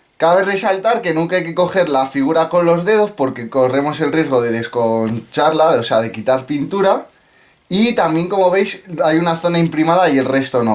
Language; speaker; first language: Spanish; native; Spanish